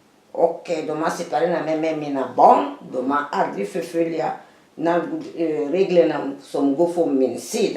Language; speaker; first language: Swedish; non-native, fluent; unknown